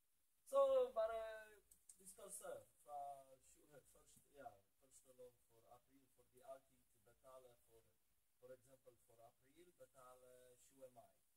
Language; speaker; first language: Norwegian; non-native, learner; Polish